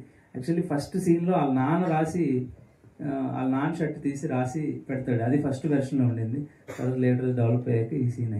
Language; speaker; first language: Telugu; native; Telugu